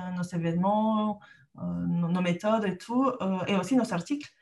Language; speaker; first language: French; non-native, fluent; Spanish